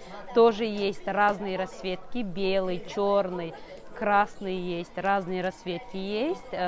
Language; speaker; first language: Russian; non-native, learner; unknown